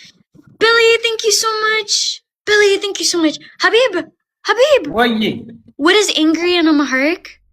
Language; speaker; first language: English; early bilingual, other home language; Amharic